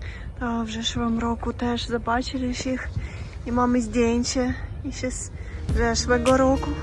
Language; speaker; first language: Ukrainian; non-native, local second language; Russian